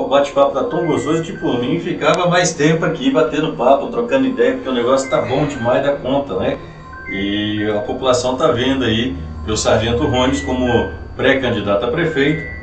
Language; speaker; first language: Portuguese; native; Portuguese